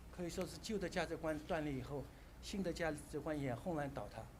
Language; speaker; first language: Chinese; native; Chinese